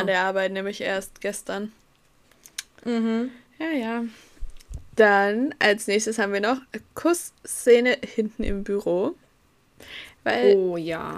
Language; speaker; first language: German; native; German